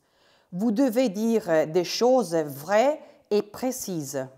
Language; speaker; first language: French; non-native, fluent; Italian